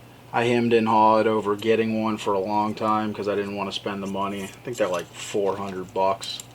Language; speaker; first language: English; native; English